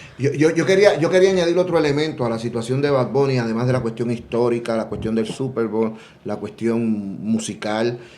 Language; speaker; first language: Spanish; native; Spanish